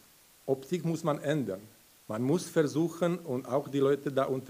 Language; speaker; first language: German; non-native, fluent; Slovak